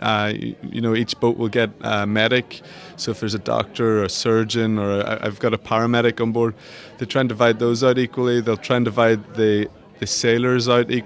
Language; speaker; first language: English; native; English